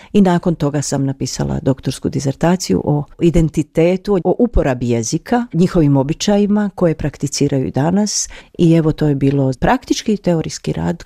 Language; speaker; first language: Croatian; native; Croatian